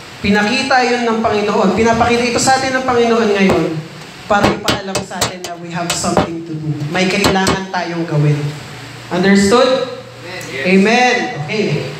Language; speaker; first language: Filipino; non-native, local second language; Iloko